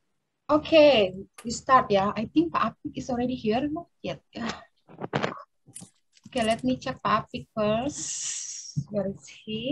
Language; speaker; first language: English; non-native, learner; Indonesian